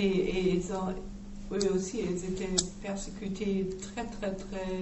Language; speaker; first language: French; non-native, fluent; German